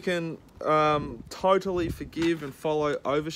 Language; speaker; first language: English; native; English